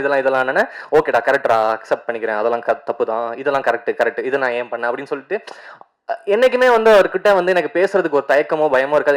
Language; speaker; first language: Tamil; native; Tamil